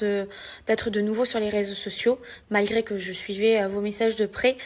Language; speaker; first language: French; native; French